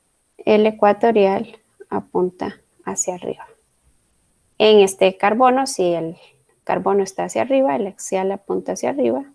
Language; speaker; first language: Spanish; native; Spanish